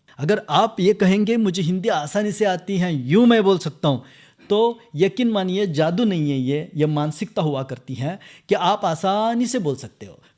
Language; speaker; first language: Hindi; non-native, local second language; Marathi